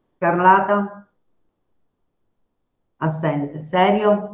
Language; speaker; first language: Italian; native; Italian